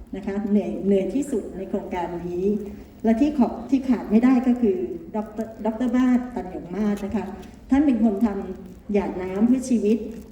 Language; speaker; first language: Thai; native; Thai